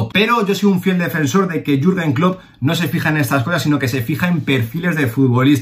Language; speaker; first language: Spanish; native; Spanish